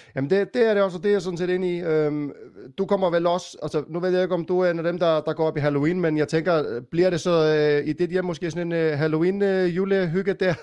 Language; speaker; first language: Danish; native; Danish